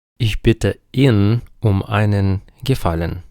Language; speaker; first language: German; non-native, fluent; Ukrainian